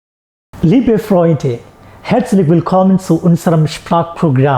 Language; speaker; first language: German; non-native, fluent; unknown